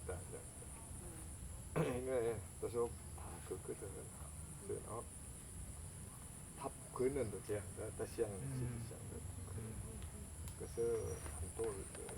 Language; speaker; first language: Chinese; non-native, learner; Indonesian